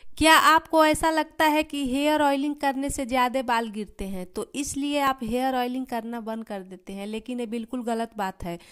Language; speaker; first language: Hindi; native; Hindi